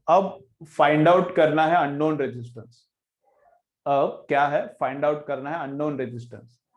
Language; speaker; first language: Hindi; non-native, local second language; Marathi